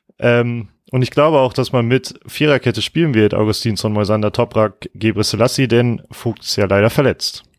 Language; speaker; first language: German; native; German